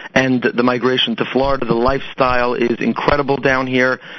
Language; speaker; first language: English; native; English